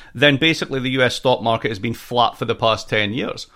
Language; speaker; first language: English; native; English